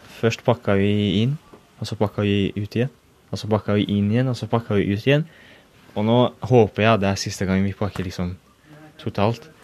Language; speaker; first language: Norwegian; early bilingual, other home language; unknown